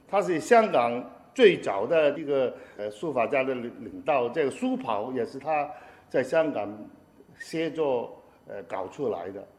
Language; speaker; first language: Chinese; non-native, fluent; Cantonese